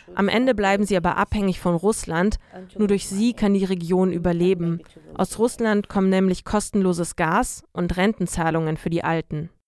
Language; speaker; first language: German; non-native, fluent; Russian